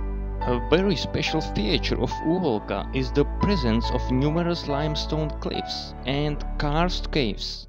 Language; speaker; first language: English; non-native, fluent; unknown